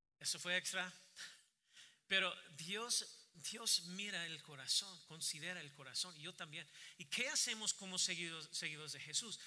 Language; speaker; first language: Spanish; non-native, fluent; English